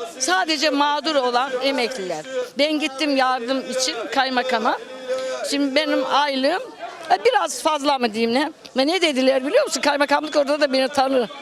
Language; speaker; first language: Turkish; native; Turkish